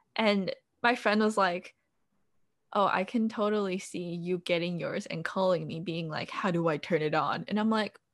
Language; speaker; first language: English; early bilingual, other home language; Korean